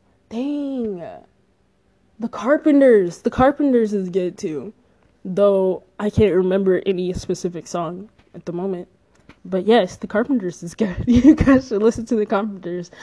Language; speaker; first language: English; native; English